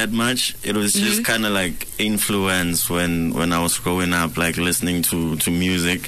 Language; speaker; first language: English; non-native, local second language; Swati